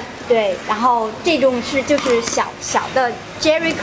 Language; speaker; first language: Chinese; native; Chinese